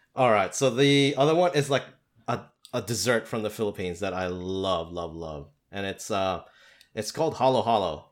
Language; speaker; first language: English; native; English